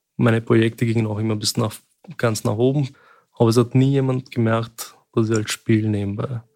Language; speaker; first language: German; early bilingual, other home language; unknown